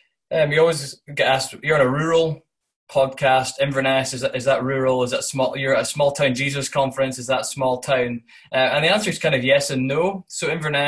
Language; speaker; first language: English; native; English